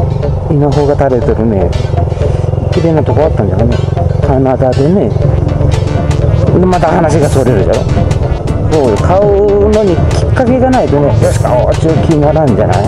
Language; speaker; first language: Japanese; native; Japanese